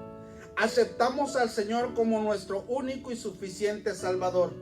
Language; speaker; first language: Spanish; native; Spanish